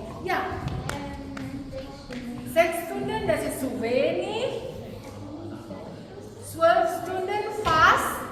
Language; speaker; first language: German; non-native, fluent; Indonesian